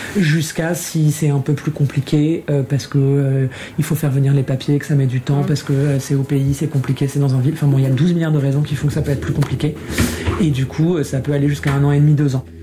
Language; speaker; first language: French; native; French